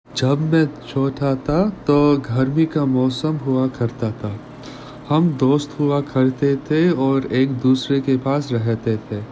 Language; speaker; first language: Hindi; non-native, learner; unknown